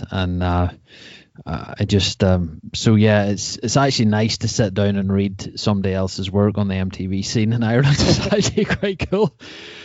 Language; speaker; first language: English; native; English